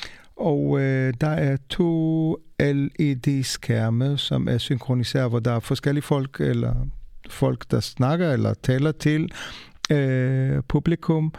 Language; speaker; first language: Danish; non-native, fluent; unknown